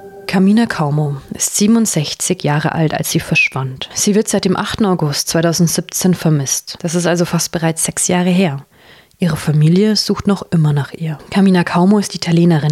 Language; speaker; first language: German; native; German